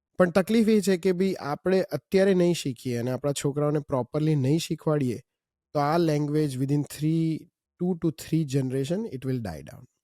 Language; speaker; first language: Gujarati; early bilingual, heritage; Gujarati